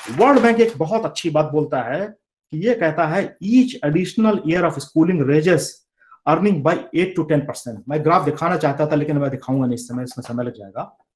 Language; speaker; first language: Hindi; native; Hindi